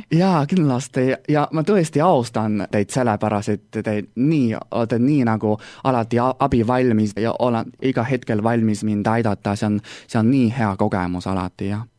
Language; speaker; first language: Estonian; non-native, learner; Chinese